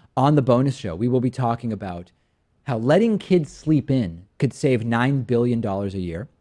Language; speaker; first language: English; early bilingual, other home language; Spanish